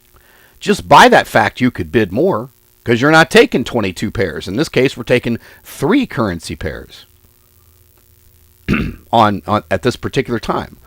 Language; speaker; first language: English; native; English